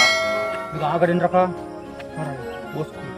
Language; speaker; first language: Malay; non-native, local second language; Buginese